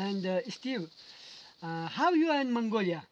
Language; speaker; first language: English; non-native, learner; Mongolian